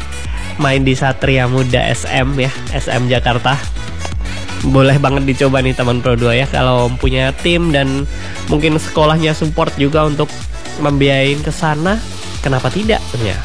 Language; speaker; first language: Indonesian; native; Indonesian